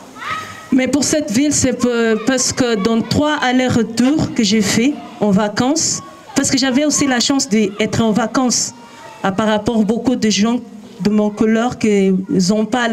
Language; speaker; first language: French; non-native, learner; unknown